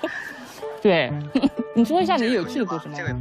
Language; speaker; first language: Chinese; native; Chinese